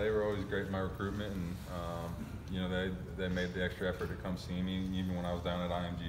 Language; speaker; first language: English; native; English